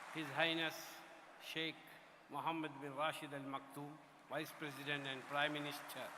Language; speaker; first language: English; non-native, local second language; Malayalam